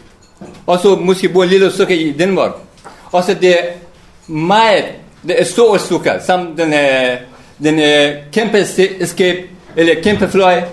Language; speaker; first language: Danish; non-native, learner; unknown